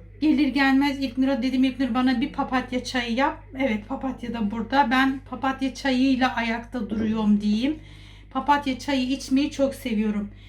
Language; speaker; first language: Turkish; native; Turkish